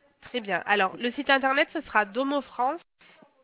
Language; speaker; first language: French; native; French